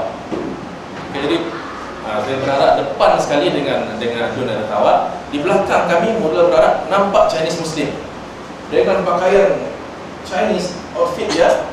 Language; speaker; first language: Malay; non-native, local second language; Central Dusun